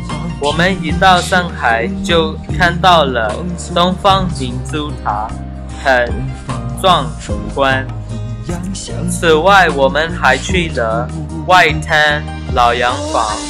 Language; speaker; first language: Chinese; non-native, learner; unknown